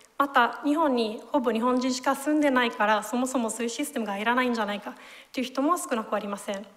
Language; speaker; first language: Japanese; non-native, fluent; Italian